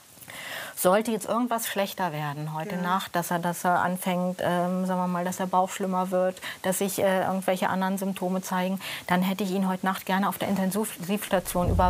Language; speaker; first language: German; native; German